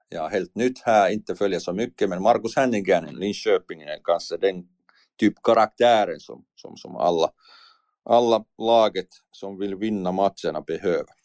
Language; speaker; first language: Swedish; non-native, learner; Finnish